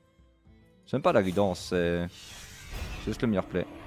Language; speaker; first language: French; native; French